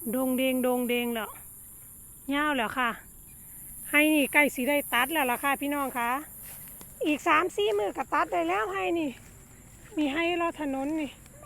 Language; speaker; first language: Thai; native; Thai